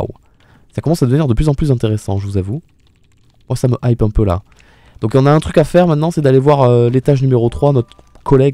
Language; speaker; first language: French; native; French